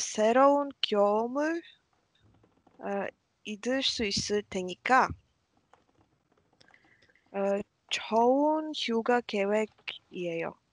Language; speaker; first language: Korean; non-native, learner; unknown